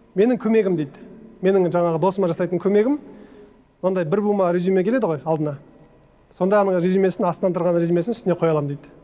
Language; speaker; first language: Kazakh; native; Kazakh